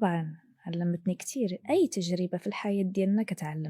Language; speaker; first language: Arabic; native; Arabic